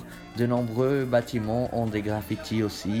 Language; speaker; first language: French; non-native, fluent; Portuguese